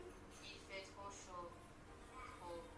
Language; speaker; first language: French; non-native, learner; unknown